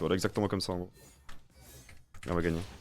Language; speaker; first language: French; native; French